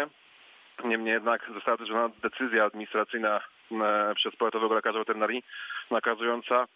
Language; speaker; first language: Polish; native; Polish